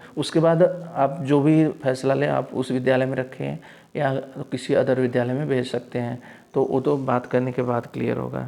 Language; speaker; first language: Hindi; native; Hindi